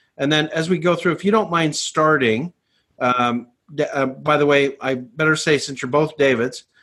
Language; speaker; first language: English; native; English